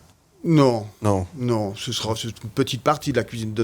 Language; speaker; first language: French; native; French